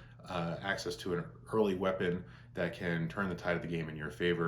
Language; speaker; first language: English; native; English